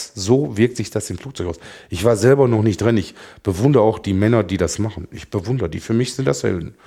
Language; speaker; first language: German; native; German